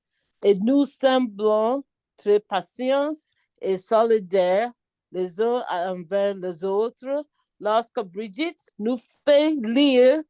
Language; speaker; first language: French; non-native, learner; Akan